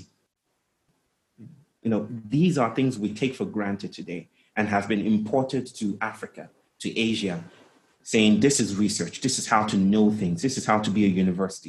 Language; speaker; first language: English; non-native, local second language; Yoruba